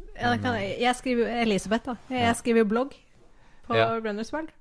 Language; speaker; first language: Norwegian; early bilingual, other home language; English